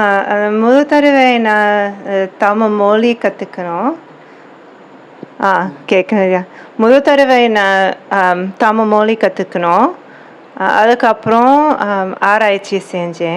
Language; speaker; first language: Tamil; non-native, learner; English